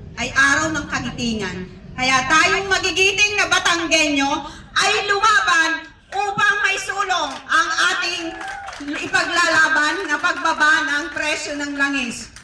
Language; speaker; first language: Filipino; native; Filipino